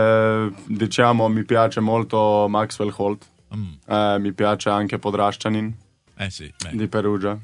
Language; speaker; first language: Italian; non-native, learner; Slovenian